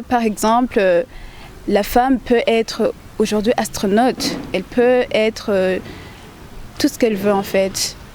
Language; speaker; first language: French; non-native, local second language; Rundi